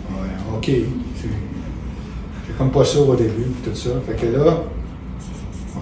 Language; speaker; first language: French; native; French